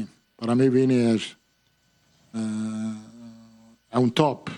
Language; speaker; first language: Portuguese; non-native, fluent; Italian